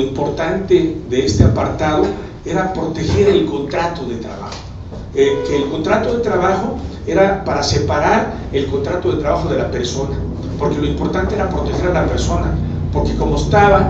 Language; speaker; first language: Spanish; native; Spanish